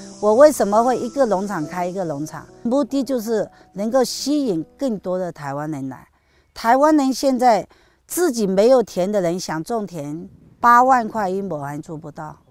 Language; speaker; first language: Chinese; non-native, local second language; Hakka Chinese